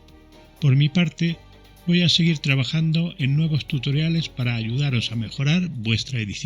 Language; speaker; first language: Spanish; native; Spanish